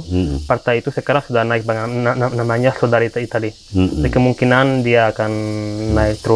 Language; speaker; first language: Indonesian; non-native, fluent; Italian